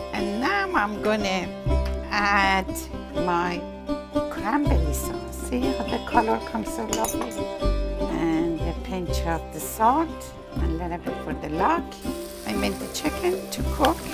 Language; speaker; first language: English; non-native, learner; Persian